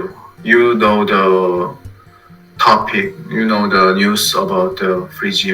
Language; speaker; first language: English; non-native, fluent; Korean